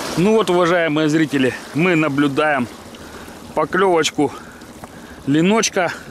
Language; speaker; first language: Russian; native; Russian